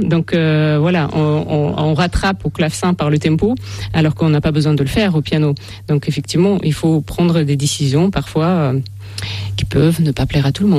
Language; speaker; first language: French; non-native, fluent; Russian